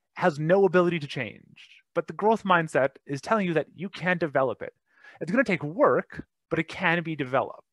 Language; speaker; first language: English; native; English